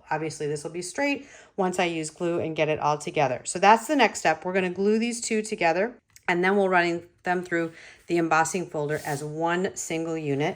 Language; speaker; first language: English; native; English